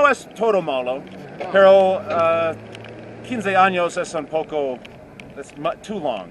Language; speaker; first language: Spanish; non-native, learner; English